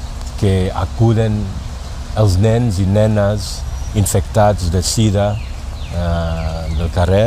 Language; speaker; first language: Catalan; non-native, learner; Thai